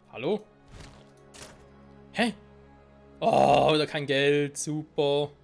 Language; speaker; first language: German; native; German